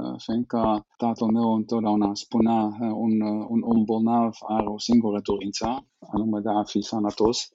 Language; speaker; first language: Romanian; non-native, fluent; Dutch